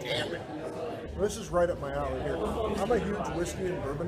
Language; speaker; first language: English; native; English